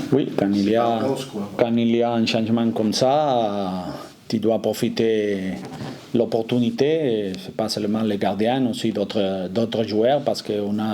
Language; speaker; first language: French; non-native, fluent; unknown